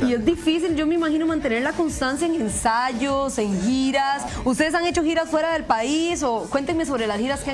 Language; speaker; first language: Spanish; native; Spanish